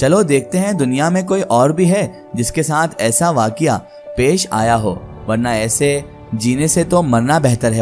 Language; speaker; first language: Hindi; native; Hindi